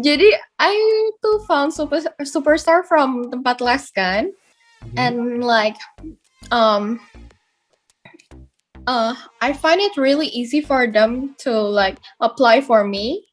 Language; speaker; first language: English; non-native, fluent; Indonesian